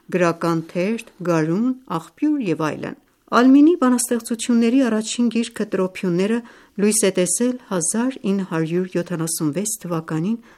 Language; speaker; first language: Armenian; early bilingual, heritage; Armenian